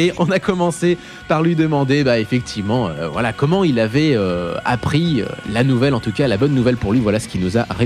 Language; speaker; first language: French; native; French